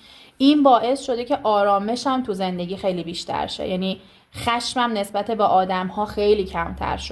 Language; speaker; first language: Persian; native; Persian